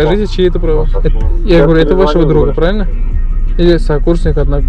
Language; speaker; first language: Russian; native; Russian